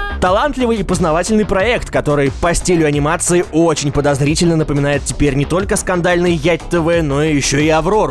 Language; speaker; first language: Russian; native; Russian